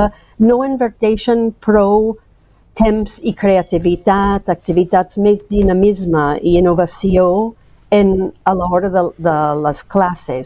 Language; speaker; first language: Catalan; non-native, fluent; English